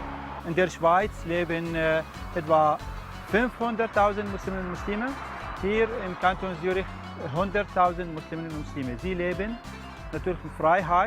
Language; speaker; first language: German; non-native, fluent; Arabic